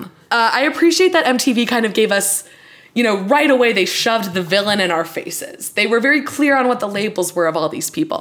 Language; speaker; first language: English; native; English